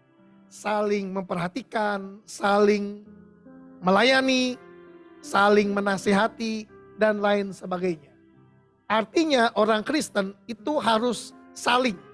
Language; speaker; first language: Indonesian; native; Indonesian